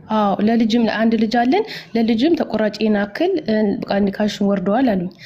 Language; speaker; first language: Amharic; native; Amharic